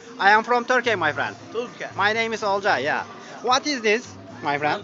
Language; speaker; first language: English; non-native, learner; Turkish